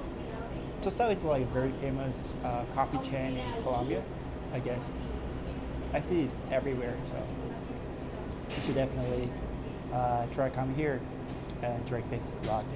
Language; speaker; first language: English; non-native, fluent; Japanese